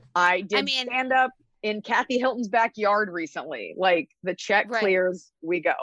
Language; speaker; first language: English; native; English